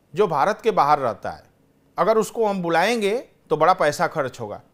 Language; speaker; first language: Hindi; native; Hindi